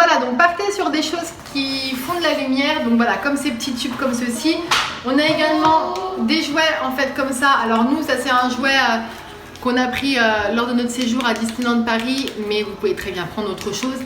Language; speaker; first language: French; native; French